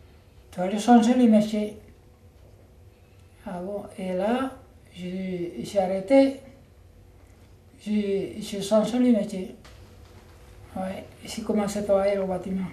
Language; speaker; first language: French; non-native, learner; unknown